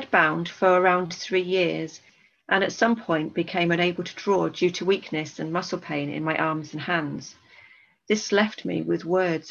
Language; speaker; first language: English; native; English